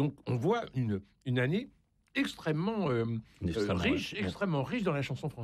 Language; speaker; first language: French; native; French